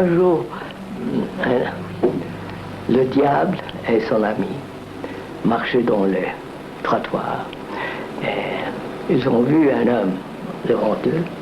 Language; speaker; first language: French; non-native, learner; Telugu